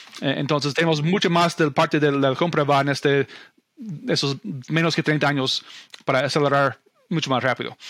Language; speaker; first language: Spanish; non-native, fluent; English